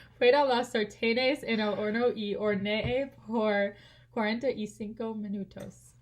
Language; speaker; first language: Spanish; non-native, learner; English